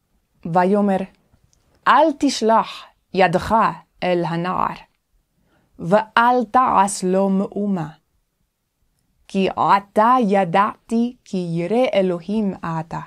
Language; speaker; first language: Hebrew; non-native, fluent; English